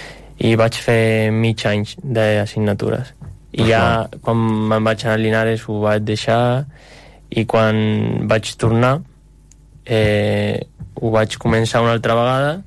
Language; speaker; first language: Catalan; non-native, local second language; Spanish